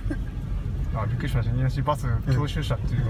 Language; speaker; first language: Japanese; native; Japanese